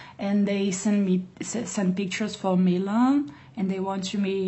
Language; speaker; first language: English; non-native, learner; Portuguese